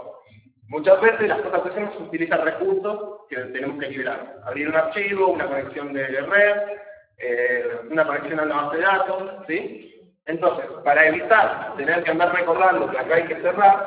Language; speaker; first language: Spanish; native; Spanish